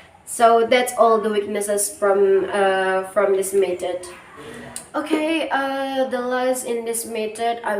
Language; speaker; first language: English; non-native, learner; Indonesian